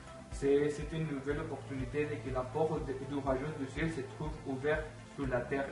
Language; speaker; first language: French; non-native, learner; Spanish